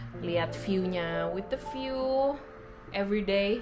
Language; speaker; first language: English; non-native, fluent; Indonesian